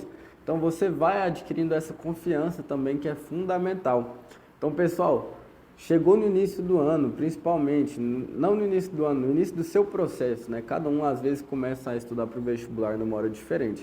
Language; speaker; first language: Portuguese; native; Portuguese